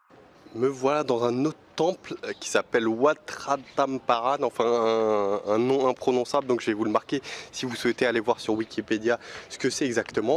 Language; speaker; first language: French; native; French